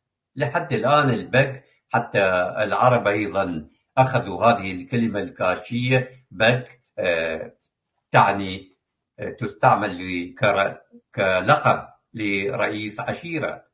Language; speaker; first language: Arabic; non-native, local second language; Kurdish